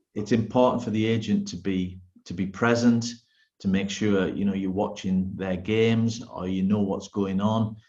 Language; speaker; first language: English; native; English